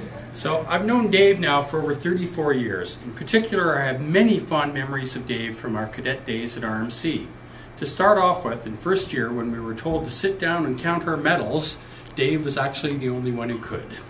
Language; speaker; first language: English; native; English